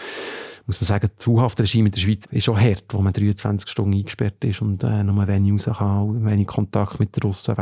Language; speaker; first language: German; native; German